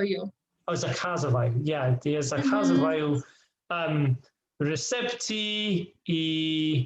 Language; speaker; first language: Russian; non-native, learner; English